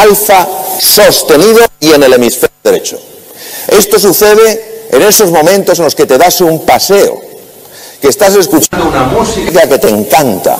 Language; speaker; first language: Spanish; native; Spanish